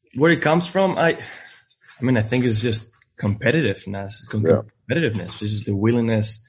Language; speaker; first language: English; non-native, fluent; Spanish